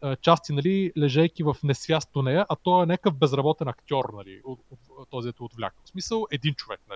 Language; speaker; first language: Bulgarian; native; Bulgarian